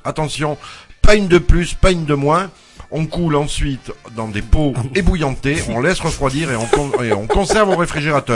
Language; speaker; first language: French; native; French